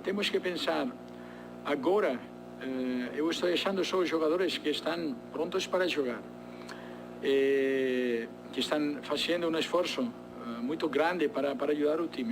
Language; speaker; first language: Portuguese; non-native, fluent; Spanish